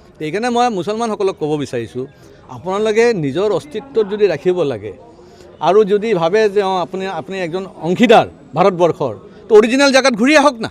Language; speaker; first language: Assamese; non-native, local second language; Bangla